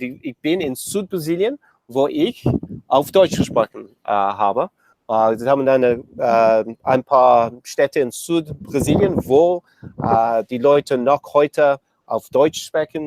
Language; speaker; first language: German; non-native, learner; English